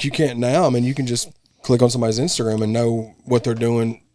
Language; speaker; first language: English; native; English